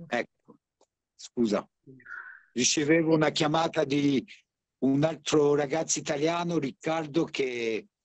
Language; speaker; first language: Italian; early bilingual, heritage; French